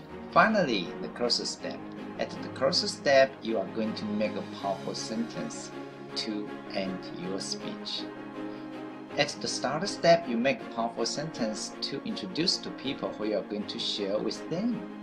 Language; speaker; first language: English; non-native, fluent; Chinese